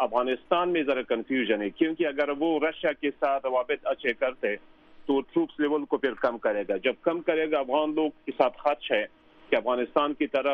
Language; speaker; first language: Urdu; non-native, fluent; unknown